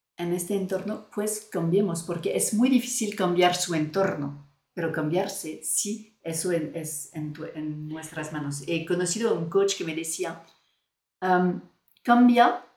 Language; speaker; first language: Spanish; non-native, fluent; French